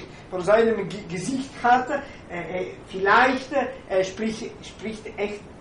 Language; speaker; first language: German; non-native, fluent; Italian